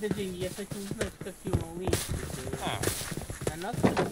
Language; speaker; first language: Russian; non-native, learner; English